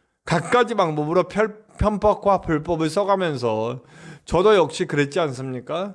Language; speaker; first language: Korean; native; Korean